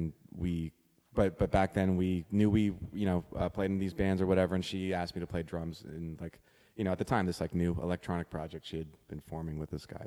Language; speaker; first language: English; native; English